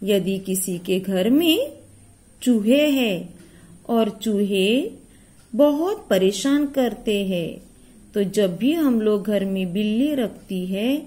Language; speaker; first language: Hindi; non-native, local second language; Marathi